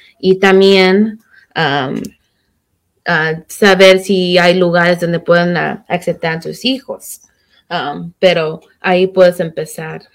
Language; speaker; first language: Spanish; early bilingual, heritage; Spanish